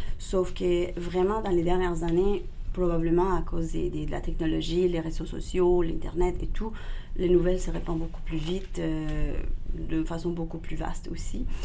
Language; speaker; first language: French; non-native, fluent; Spanish